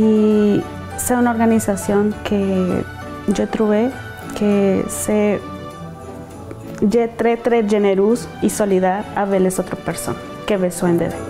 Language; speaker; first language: French; non-native, learner; Spanish